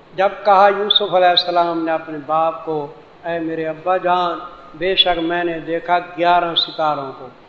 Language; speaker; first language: Urdu; non-native, local second language; Saraiki